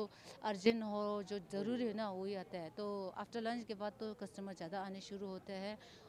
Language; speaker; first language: Hindi; non-native, local second language; Tibetan